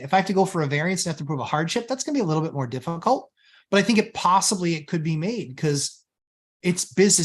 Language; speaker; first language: English; native; English